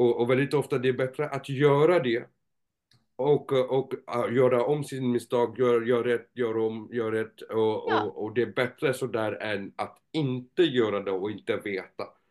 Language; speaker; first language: Swedish; non-native, fluent; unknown